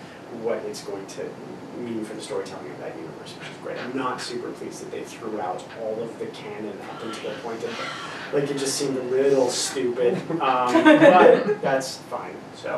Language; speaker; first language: English; native; English